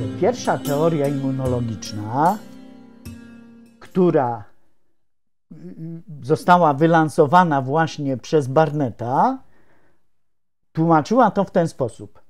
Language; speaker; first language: Polish; native; Polish